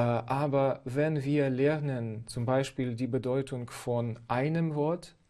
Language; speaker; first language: German; non-native, fluent; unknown